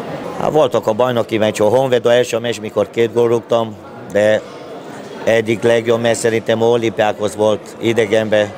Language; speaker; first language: Hungarian; non-native, fluent; Romanian